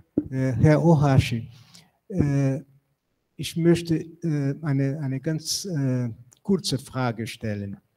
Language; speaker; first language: German; non-native, fluent; Portuguese